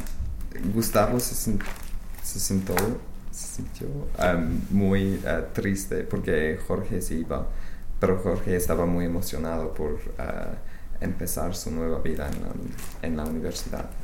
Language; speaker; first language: Spanish; non-native, fluent; English